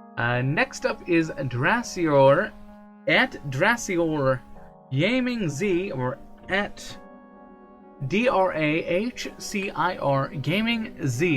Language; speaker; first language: English; native; English